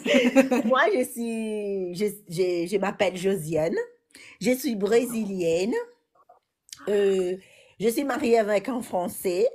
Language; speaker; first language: French; non-native, learner; Portuguese